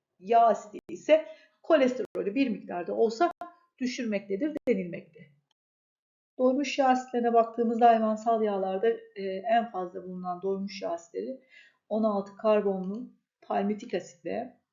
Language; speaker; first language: Turkish; native; Turkish